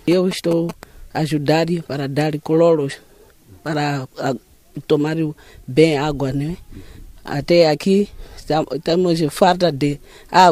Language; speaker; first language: Portuguese; non-native, local second language; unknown